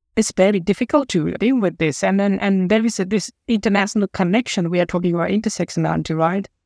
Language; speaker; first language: English; non-native, local second language; Nepali